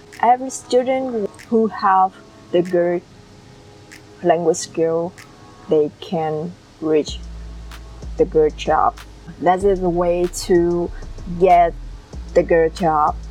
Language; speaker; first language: English; non-native, learner; Vietnamese